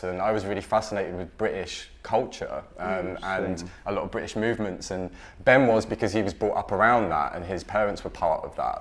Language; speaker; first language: English; native; English